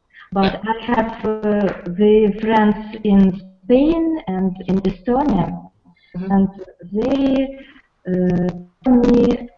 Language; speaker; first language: English; non-native, learner; Russian